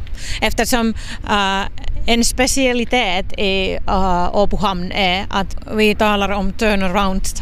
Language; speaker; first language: Swedish; non-native, local second language; Finnish